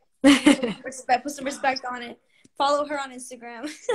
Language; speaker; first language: English; early bilingual, other home language; Spanish